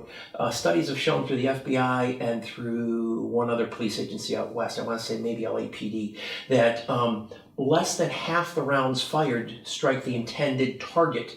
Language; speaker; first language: English; native; English